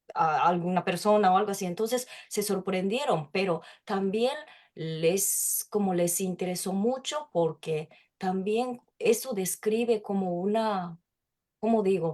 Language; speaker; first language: Spanish; non-native, fluent; Japanese